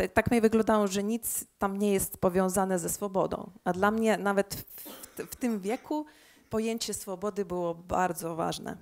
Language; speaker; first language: Polish; early bilingual, heritage; Polish